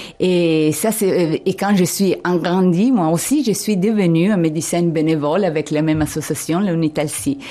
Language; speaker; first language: French; non-native, fluent; Italian